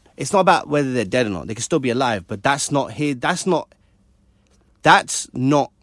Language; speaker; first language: English; early bilingual, other home language; Hindi